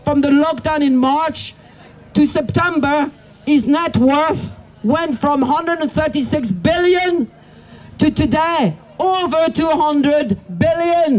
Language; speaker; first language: English; non-native, fluent; French